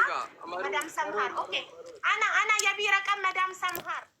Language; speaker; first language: Arabic; non-native, learner; Amharic